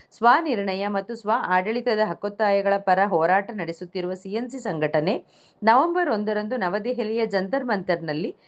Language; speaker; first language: Kannada; non-native, local second language; Kodava